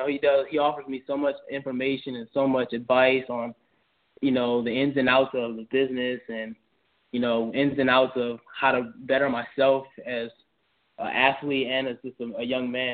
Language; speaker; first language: English; native; English